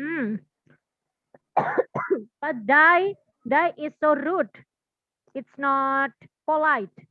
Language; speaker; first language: English; non-native, fluent; Indonesian